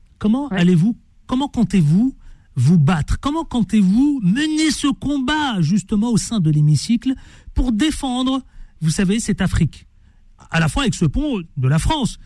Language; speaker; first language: French; native; French